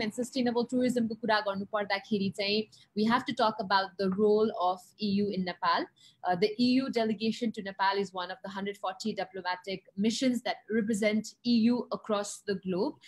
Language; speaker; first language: English; non-native, local second language; Nepali